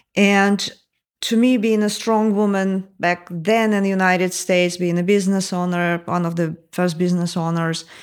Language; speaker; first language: English; non-native, fluent; Russian